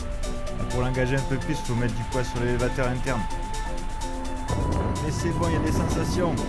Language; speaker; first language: French; native; French